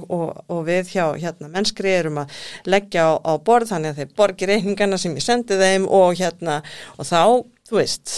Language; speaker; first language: Icelandic; native; Icelandic